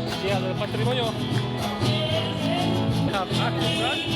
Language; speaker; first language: English; non-native, fluent; Polish